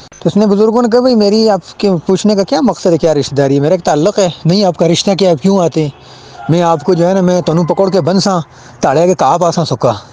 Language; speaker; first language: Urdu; non-native, local second language; Khowar